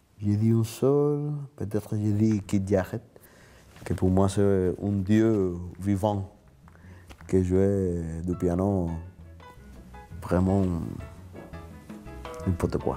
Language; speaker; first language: French; non-native, learner; Spanish